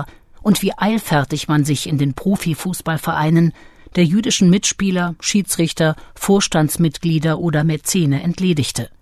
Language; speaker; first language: German; native; German